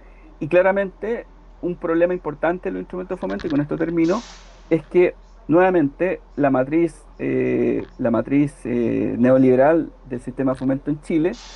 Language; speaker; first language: Spanish; native; Spanish